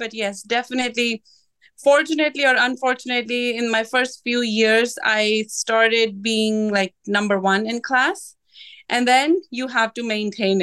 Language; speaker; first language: English; non-native, local second language; Punjabi